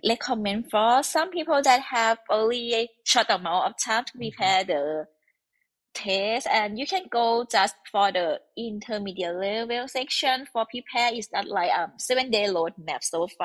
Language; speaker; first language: English; non-native, learner; Thai